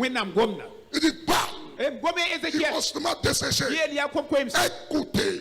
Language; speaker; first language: French; non-native, local second language; Fon